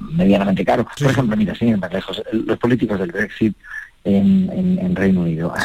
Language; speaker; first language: Spanish; native; Spanish